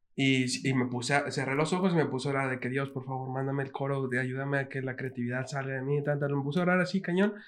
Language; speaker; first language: Spanish; native; Spanish